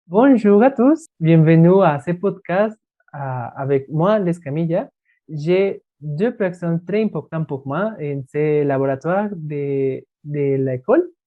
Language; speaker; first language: French; non-native, learner; Spanish